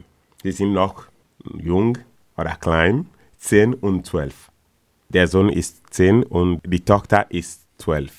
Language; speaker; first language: German; non-native, learner; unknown